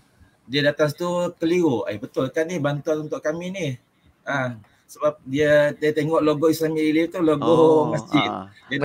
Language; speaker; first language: Malay; native; Malay